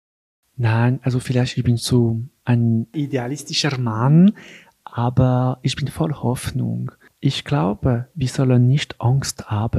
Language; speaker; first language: German; non-native, local second language; French